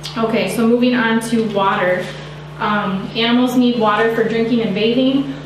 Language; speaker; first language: English; native; English